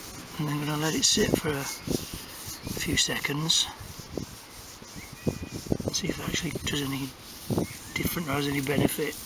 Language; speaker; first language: English; native; English